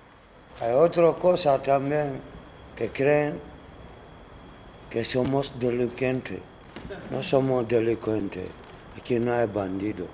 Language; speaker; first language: Spanish; non-native, learner; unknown